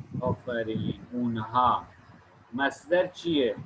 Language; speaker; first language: Persian; non-native, fluent; Urdu